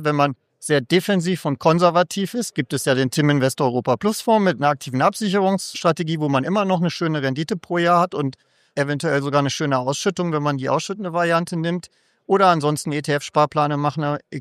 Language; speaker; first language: German; native; German